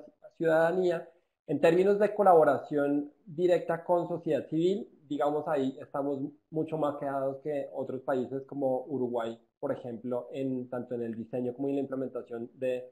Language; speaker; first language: Spanish; native; Spanish